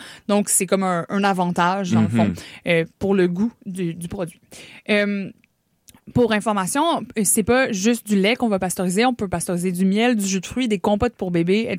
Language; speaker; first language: French; native; French